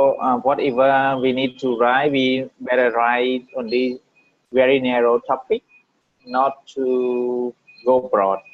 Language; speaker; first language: English; non-native, learner; Vietnamese